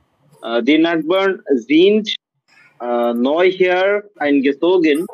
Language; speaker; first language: German; non-native, learner; Bangla